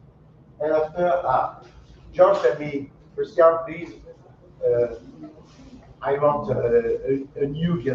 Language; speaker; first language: English; non-native, learner; French